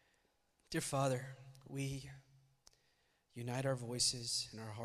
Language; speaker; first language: English; native; English